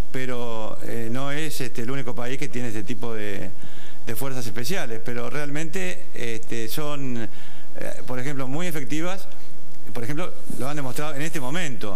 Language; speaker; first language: Spanish; native; Spanish